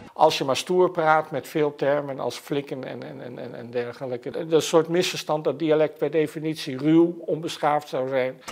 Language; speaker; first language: Dutch; native; Dutch